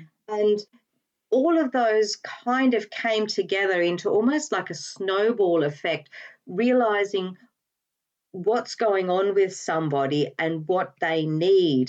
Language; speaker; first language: English; native; English